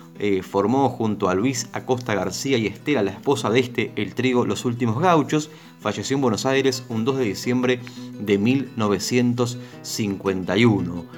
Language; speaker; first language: Spanish; native; Spanish